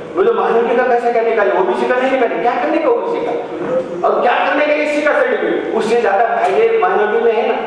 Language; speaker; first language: Hindi; non-native, local second language; Marathi